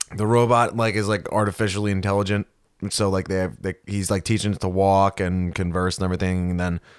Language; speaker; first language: English; early bilingual, other home language; Filipino